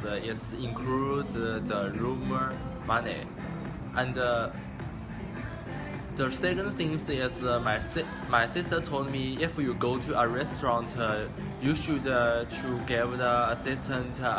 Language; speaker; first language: English; non-native, learner; Chinese